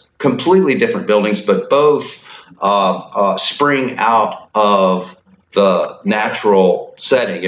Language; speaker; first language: English; native; English